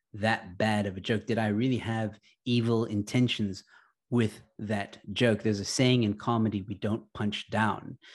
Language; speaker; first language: English; early bilingual, other home language; Arabic